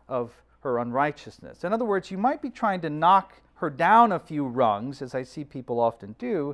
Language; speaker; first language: English; native; English